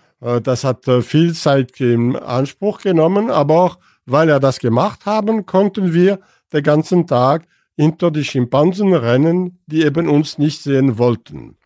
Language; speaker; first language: German; non-native, fluent; French